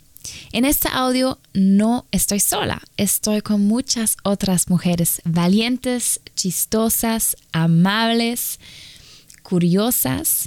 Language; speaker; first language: Spanish; non-native, fluent; German